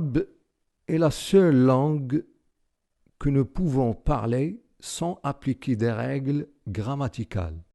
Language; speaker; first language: French; non-native, local second language; Arabic